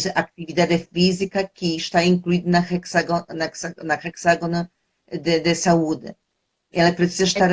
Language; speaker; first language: Portuguese; non-native, fluent; Polish